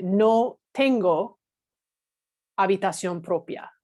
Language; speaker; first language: Spanish; non-native, fluent; English